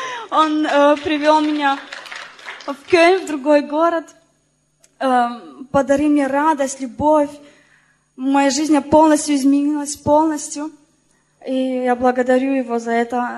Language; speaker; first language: Russian; non-native, learner; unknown